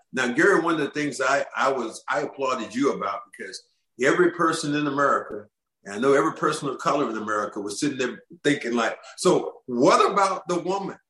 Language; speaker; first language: English; native; English